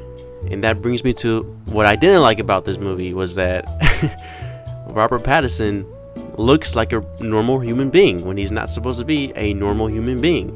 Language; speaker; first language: English; native; English